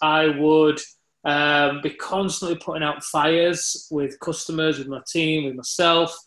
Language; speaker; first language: English; native; English